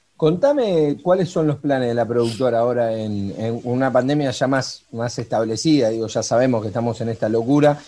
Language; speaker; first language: Spanish; native; Spanish